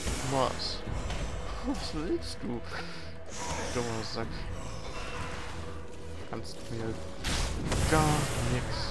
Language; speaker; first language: German; native; German